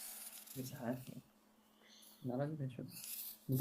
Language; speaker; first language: Chinese; early bilingual, heritage; Chinese